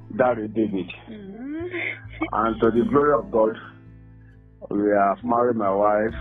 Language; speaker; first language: English; non-native, local second language; Yoruba